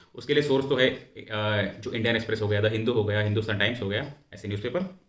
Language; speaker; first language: Hindi; non-native, local second language; Marathi